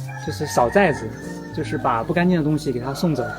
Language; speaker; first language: Chinese; non-native, local second language; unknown